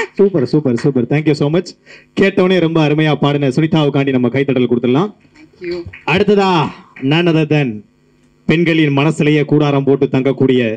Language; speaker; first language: Tamil; native; Tamil